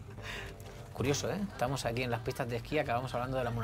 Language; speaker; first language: Spanish; native; Spanish